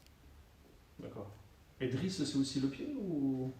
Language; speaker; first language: French; native; French